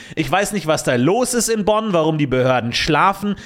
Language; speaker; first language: German; native; German